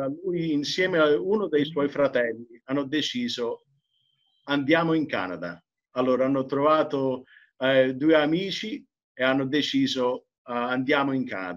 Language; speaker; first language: Italian; early bilingual, heritage; English